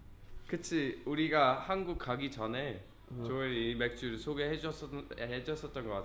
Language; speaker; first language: Korean; non-native, fluent; English